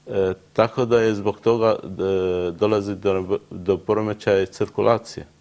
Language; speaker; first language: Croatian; non-native, learner; Arabic